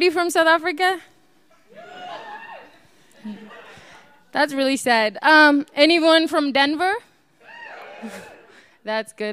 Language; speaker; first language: English; non-native, local second language; Northern Sotho